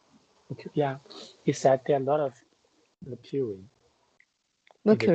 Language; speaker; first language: English; non-native, fluent; Chinese